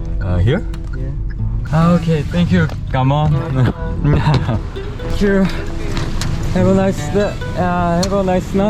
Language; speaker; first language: English; non-native, learner; Korean